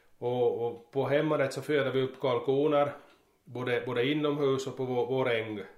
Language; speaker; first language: Swedish; native; Swedish